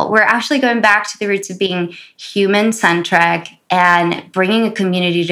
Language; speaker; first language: English; native; English